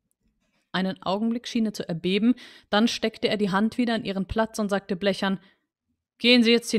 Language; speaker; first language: German; native; German